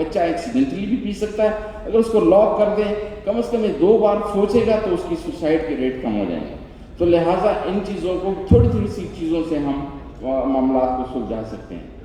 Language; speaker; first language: Urdu; non-native, local second language; Sindhi